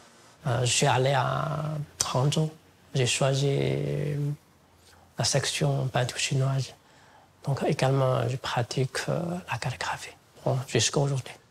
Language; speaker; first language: French; non-native, fluent; Chinese